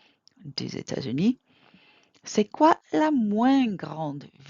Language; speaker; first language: French; non-native, fluent; English